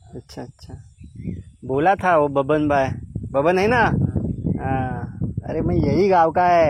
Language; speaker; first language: Hindi; non-native, local second language; Marathi